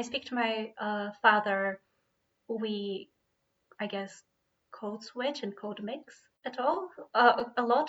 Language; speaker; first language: English; non-native, fluent; Bulgarian